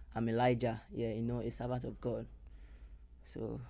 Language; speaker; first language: English; non-native, local second language; Yoruba